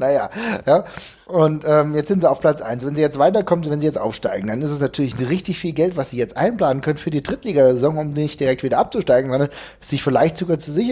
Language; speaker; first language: German; native; German